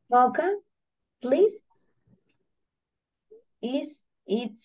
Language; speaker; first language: English; non-native, learner; Spanish